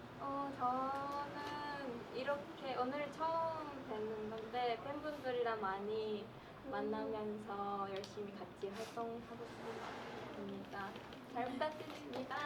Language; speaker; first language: Korean; non-native, learner; Japanese